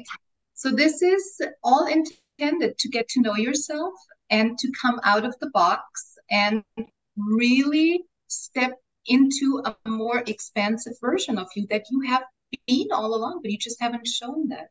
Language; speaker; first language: English; non-native, fluent; German